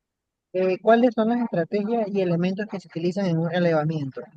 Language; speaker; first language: Spanish; native; Spanish